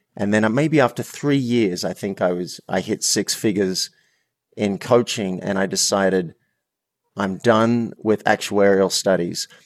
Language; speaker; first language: English; native; English